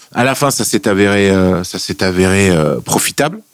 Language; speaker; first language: French; native; French